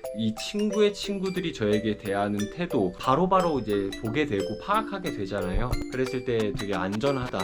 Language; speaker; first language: Korean; native; Korean